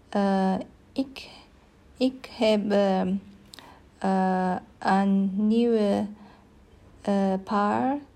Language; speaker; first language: Dutch; non-native, learner; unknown